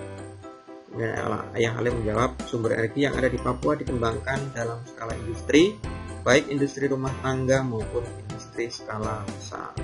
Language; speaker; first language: Indonesian; native; Indonesian